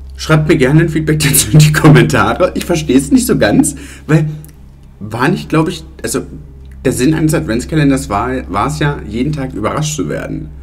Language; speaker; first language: German; early bilingual, other home language; Italian